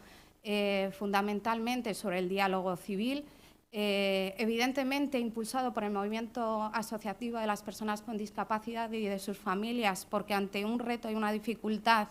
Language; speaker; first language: Spanish; native; Spanish